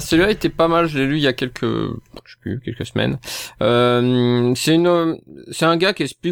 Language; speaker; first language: French; native; French